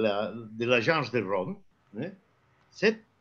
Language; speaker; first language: French; non-native, fluent; Spanish